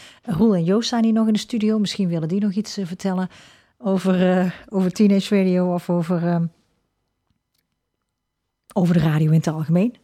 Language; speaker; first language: Dutch; native; Dutch